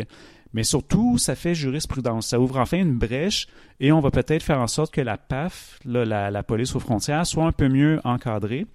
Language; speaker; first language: French; native; French